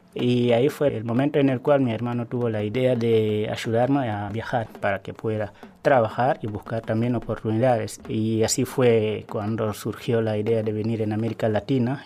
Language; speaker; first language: Spanish; non-native, fluent; Wolof